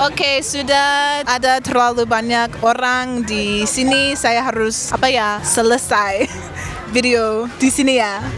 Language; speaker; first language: Indonesian; non-native, learner; English